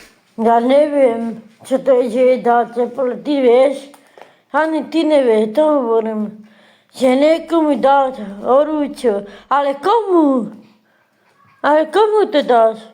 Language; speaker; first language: Slovak; non-native, local second language; Romany